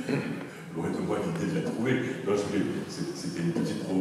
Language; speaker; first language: French; native; French